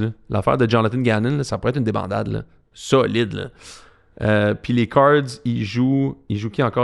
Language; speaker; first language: French; native; French